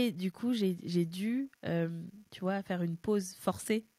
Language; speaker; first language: French; native; French